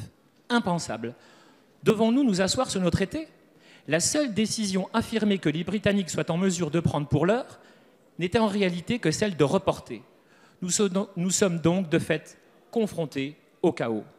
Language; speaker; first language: French; native; French